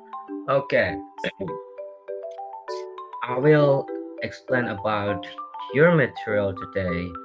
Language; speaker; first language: English; non-native, learner; Indonesian